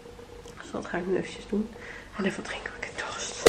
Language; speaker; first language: Dutch; native; Dutch